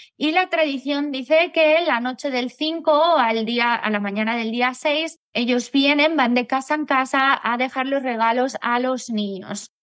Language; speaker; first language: Spanish; native; Spanish